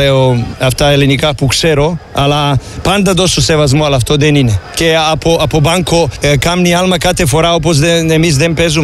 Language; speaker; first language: Greek; non-native, learner; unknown